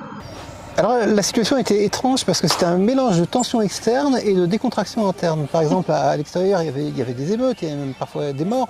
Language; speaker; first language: French; native; French